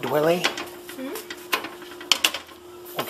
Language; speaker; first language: Spanish; non-native, learner; English